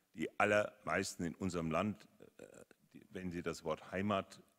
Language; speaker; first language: German; native; German